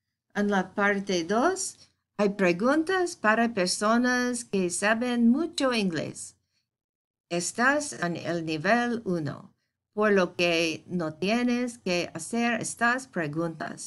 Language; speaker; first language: Spanish; non-native, fluent; English